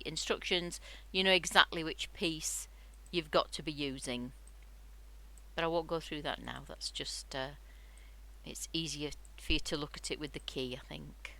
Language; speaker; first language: English; native; English